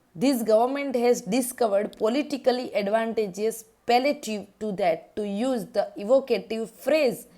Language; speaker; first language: English; non-native, local second language; Gujarati